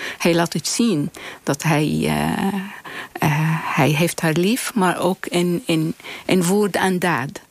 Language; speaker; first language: Dutch; non-native, fluent; Arabic